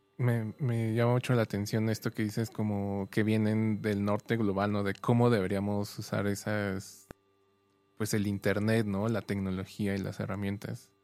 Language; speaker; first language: Spanish; native; Spanish